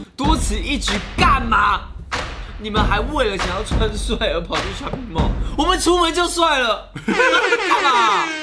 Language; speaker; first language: Chinese; native; Chinese